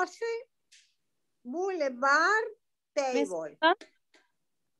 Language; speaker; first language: English; non-native, learner; Spanish